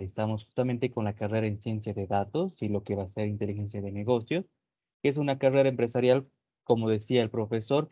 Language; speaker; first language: Spanish; native; Spanish